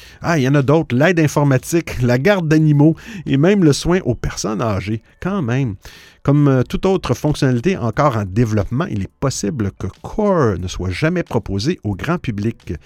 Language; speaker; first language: French; native; French